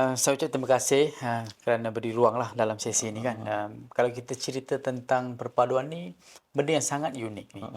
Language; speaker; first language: Malay; non-native, local second language; Tamil